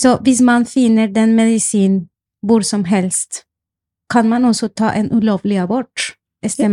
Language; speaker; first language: Norwegian; non-native, fluent; Spanish